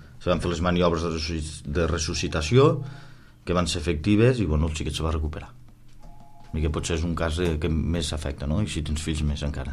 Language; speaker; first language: Catalan; native; Catalan